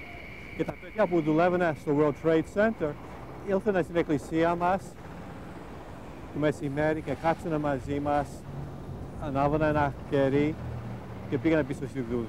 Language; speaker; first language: Greek; early bilingual, heritage; Greek